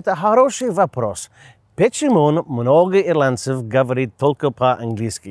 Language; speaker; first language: Russian; non-native, learner; English